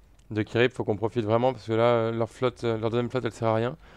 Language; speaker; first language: French; native; French